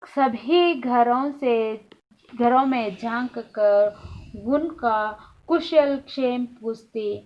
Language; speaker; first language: Hindi; non-native, local second language; Kannada